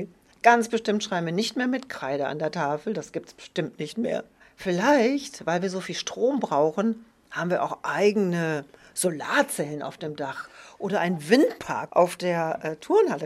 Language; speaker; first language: German; native; German